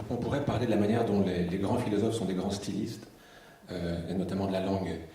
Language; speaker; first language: French; native; French